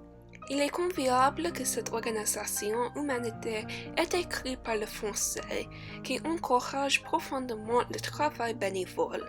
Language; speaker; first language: French; non-native, learner; English